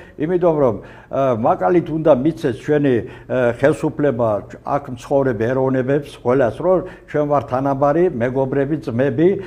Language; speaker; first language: Georgian; non-native, local second language; Azerbaijani